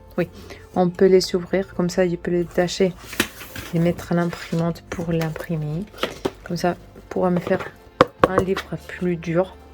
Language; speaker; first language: French; non-native, learner; Spanish